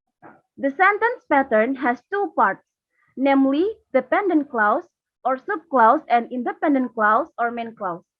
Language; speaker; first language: English; non-native, fluent; Indonesian